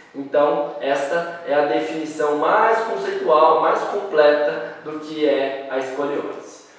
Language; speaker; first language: Portuguese; native; Portuguese